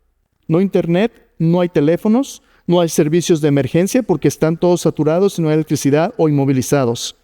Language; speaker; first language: Spanish; native; Spanish